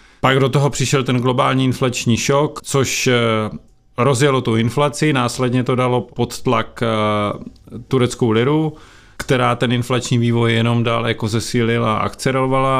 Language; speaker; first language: Czech; native; Czech